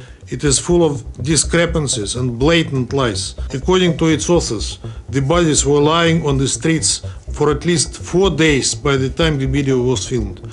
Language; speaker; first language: English; non-native, fluent; Russian